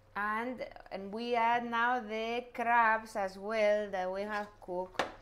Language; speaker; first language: English; non-native, fluent; Spanish